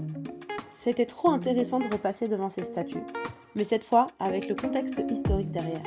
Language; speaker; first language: French; native; French